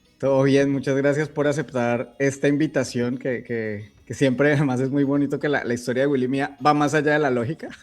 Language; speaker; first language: Spanish; native; Spanish